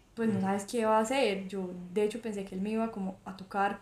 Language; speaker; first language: Spanish; native; Spanish